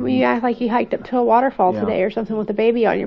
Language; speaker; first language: English; native; English